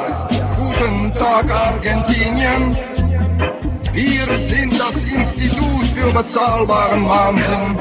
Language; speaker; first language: German; non-native, learner; Dutch